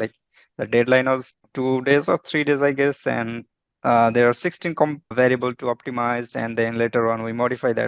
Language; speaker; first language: English; non-native, fluent; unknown